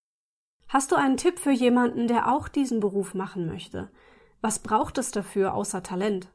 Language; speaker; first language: German; native; German